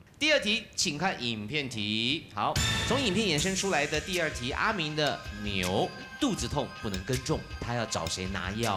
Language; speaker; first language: Chinese; native; Chinese